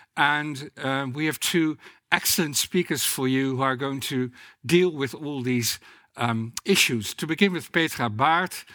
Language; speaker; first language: English; non-native, fluent; Dutch